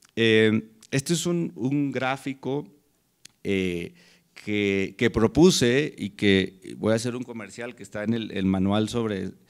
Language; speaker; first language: Spanish; native; Spanish